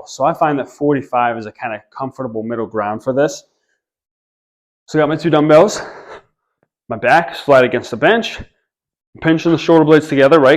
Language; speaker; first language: English; native; English